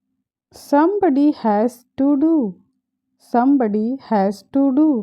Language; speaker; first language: English; non-native, fluent; Hindi